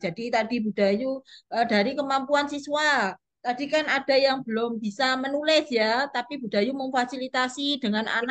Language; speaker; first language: Indonesian; native; Indonesian